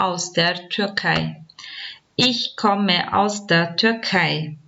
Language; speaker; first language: German; non-native, fluent; Turkish